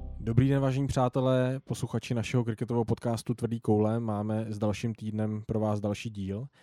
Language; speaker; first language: Czech; native; Czech